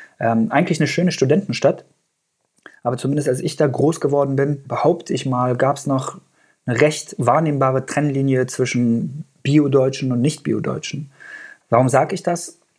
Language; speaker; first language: German; early bilingual, other home language; Persian